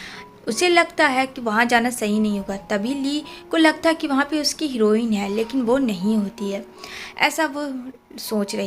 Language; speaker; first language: Hindi; native; Hindi